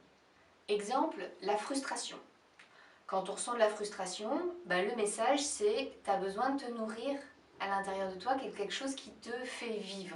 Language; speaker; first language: French; native; French